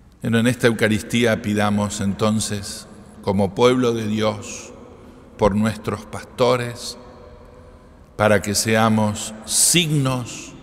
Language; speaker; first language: Spanish; native; Spanish